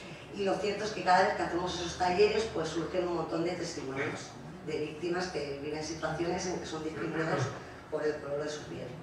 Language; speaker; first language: Spanish; native; Spanish